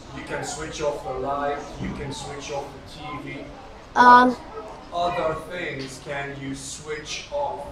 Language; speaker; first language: English; non-native, fluent; Vietnamese